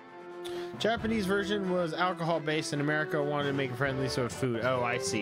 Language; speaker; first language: English; native; English